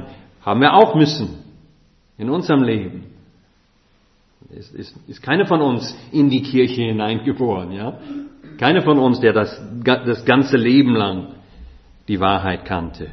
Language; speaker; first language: German; non-native, fluent; English